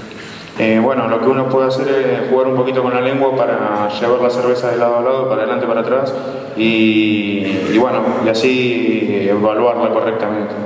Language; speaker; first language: Spanish; native; Spanish